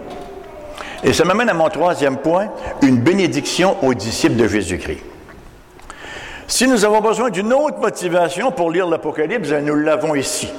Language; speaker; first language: French; native; French